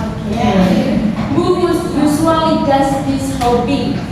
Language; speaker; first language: English; non-native, learner; Indonesian